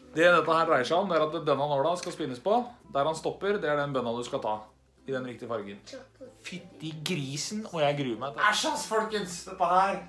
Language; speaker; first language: Norwegian; native; Norwegian